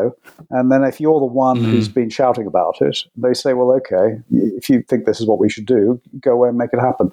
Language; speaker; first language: English; native; English